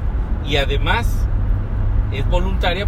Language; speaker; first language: Spanish; native; Spanish